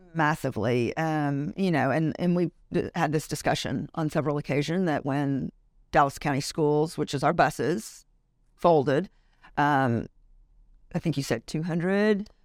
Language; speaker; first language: English; native; English